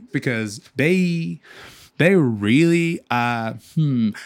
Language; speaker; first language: English; early bilingual, other home language; Arabic